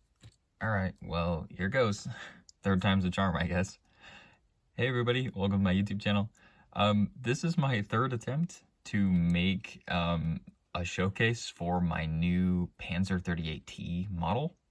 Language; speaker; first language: English; native; English